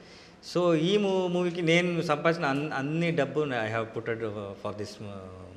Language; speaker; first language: Telugu; non-native, local second language; Kannada